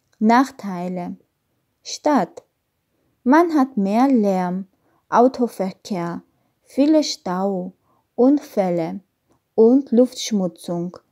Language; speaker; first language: German; non-native, learner; Armenian